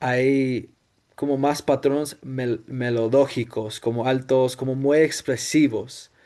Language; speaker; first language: Spanish; non-native, fluent; English